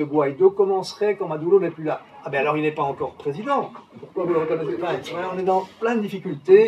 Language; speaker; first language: French; native; French